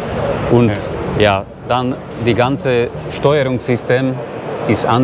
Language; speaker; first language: German; non-native, learner; Slovak